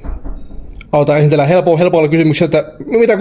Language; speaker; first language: Finnish; native; Finnish